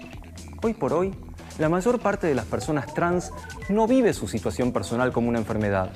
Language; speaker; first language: Spanish; native; Spanish